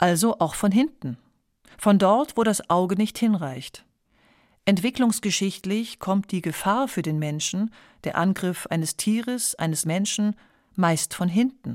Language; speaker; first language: German; native; German